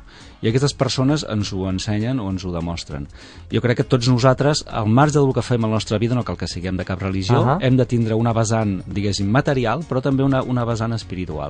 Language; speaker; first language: Catalan; native; Catalan